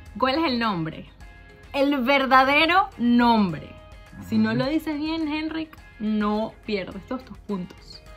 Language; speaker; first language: Spanish; native; Spanish